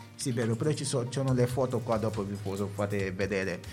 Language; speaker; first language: Italian; non-native, learner; Wolof